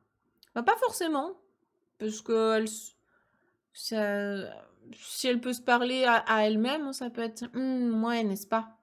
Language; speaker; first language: French; native; French